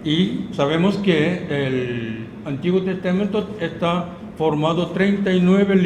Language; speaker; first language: Spanish; non-native, fluent; Korean